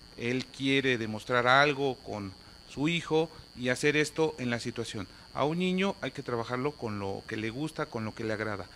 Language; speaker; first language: Spanish; native; Spanish